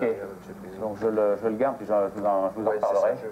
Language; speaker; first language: French; native; French